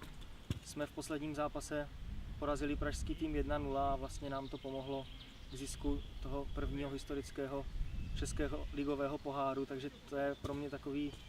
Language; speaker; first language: Czech; native; Czech